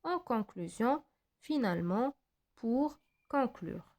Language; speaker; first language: French; non-native, local second language; Arabic